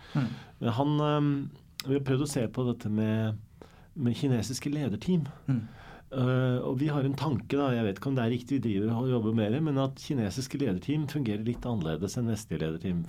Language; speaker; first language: Norwegian; native; Norwegian